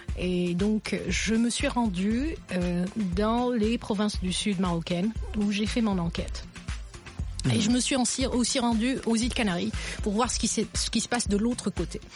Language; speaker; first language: French; non-native, local second language; Arabic